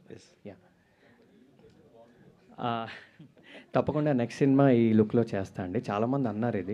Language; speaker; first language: Telugu; native; Telugu